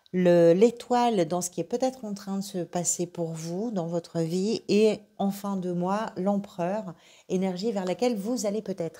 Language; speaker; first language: French; native; French